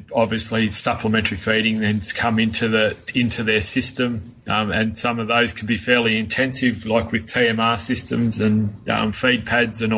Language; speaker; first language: English; native; English